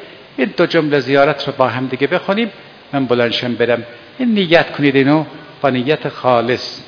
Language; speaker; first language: Persian; native; Persian